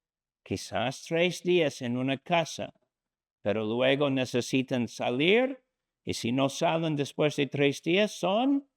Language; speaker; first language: Spanish; non-native, fluent; English